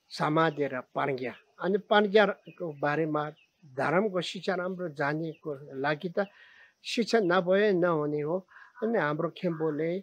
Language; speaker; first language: Nepali; non-native, local second language; Tibetan